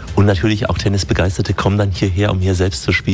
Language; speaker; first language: German; native; German